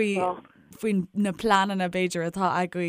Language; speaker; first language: Irish; native; Irish